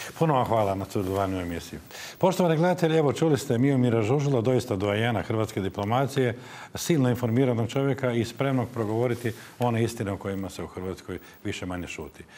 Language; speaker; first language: Croatian; native; Croatian